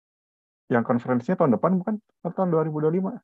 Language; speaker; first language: Indonesian; native; Indonesian